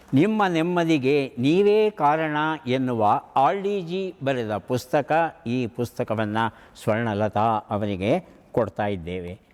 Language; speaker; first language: Kannada; native; Kannada